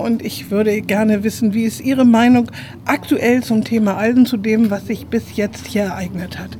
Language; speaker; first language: German; native; German